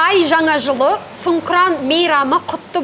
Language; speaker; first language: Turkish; non-native, learner; Kazakh